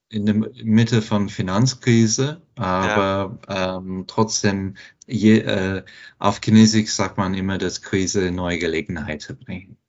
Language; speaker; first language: German; non-native, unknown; English